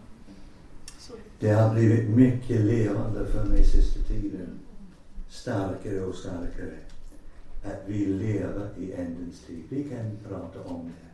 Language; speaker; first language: Swedish; non-native, fluent; English